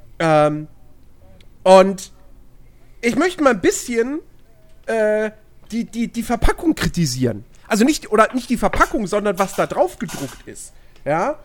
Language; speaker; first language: German; early bilingual, other home language; Turkish